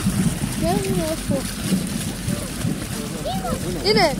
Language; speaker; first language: Hebrew; native; Hebrew